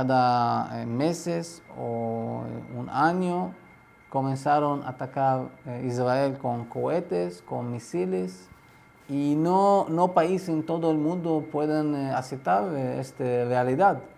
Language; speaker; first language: Spanish; non-native, learner; Arabic